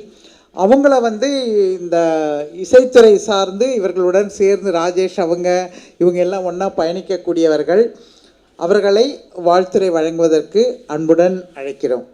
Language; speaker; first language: Tamil; native; Tamil